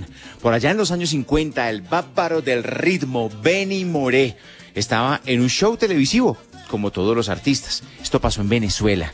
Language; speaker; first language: Spanish; native; Spanish